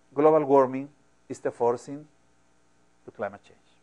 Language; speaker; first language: English; non-native, fluent; Spanish